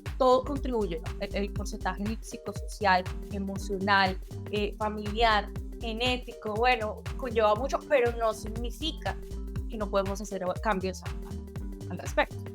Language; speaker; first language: Spanish; native; Spanish